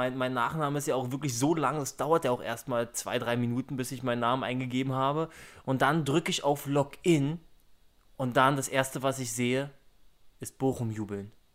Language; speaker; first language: German; native; German